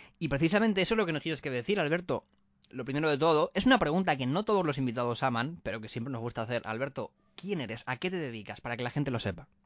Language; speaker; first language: Spanish; native; Spanish